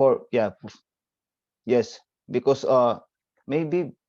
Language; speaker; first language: English; non-native, learner; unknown